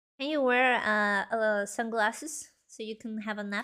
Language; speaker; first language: English; non-native, learner; Spanish